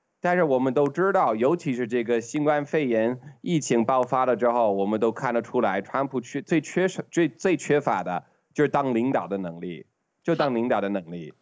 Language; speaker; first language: Chinese; non-native, fluent; English